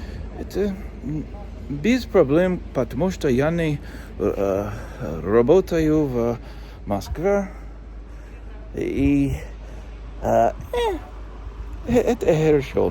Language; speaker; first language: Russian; non-native, learner; English